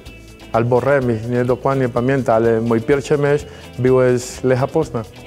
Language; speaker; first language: Polish; non-native, learner; Spanish